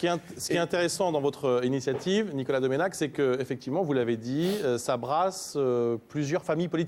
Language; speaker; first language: French; native; French